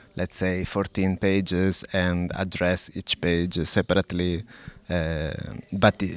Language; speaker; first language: English; non-native, fluent; Italian